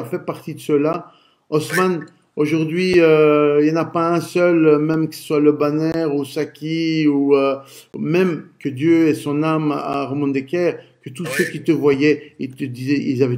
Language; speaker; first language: French; native; French